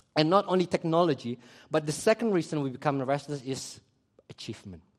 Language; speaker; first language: English; early bilingual, other home language; Indonesian